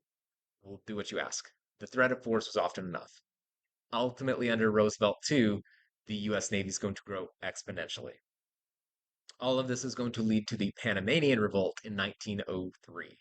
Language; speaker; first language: English; native; English